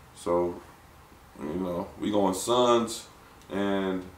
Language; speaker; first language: English; native; English